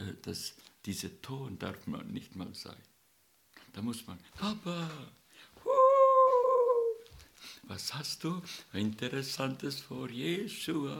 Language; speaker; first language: German; non-native, learner; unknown